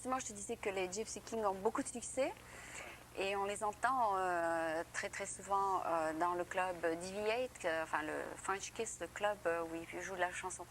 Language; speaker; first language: French; native; French